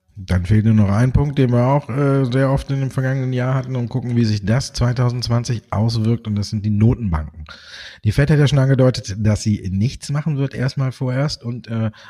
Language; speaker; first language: German; native; German